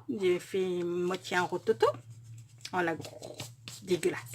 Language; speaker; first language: French; native; French